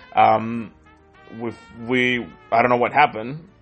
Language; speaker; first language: English; non-native, fluent; Spanish